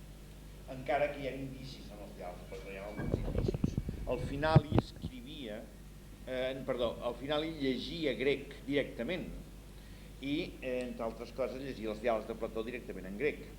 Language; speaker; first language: Catalan; native; Catalan